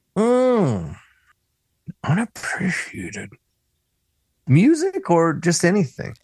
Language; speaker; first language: English; native; English